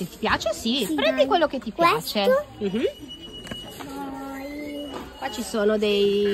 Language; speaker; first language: Italian; native; Italian